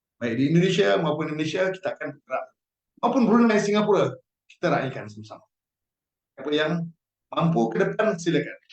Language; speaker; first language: Malay; native; Malay